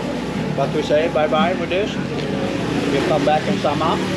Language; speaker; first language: English; non-native, fluent; Swedish